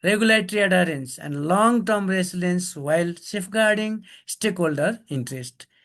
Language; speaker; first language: English; non-native, local second language; Nepali